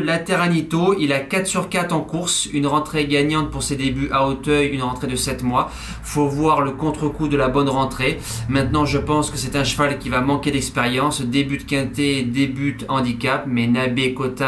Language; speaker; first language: French; native; French